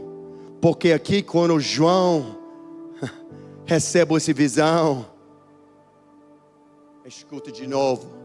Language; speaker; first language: Portuguese; non-native, learner; English